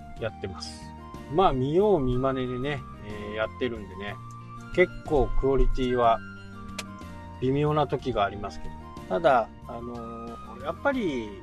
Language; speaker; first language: Japanese; native; Japanese